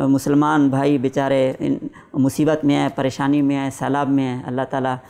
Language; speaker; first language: Urdu; non-native, local second language; Saraiki